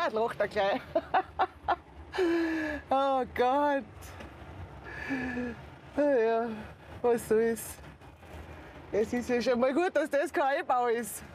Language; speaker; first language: German; native; German